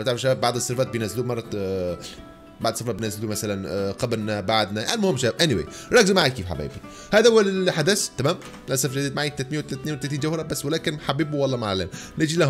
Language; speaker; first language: Arabic; native; Arabic